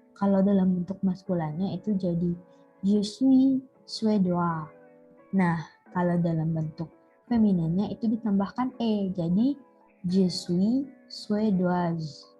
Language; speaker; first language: Indonesian; native; Indonesian